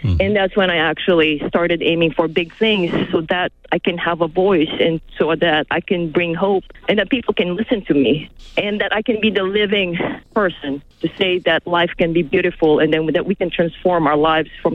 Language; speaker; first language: English; non-native, local second language; Filipino